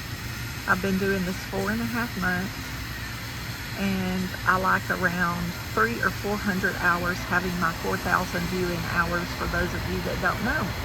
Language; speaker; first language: English; native; English